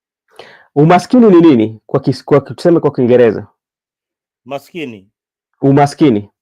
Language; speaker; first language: Swahili; non-native, local second language; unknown